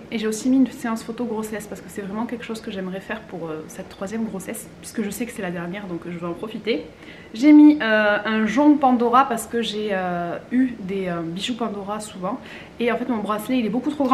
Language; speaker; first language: French; native; French